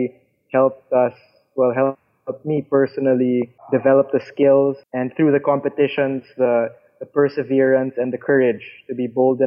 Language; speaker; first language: English; non-native, local second language; Filipino